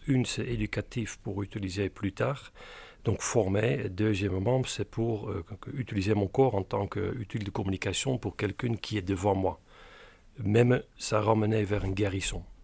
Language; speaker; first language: French; non-native, fluent; Dutch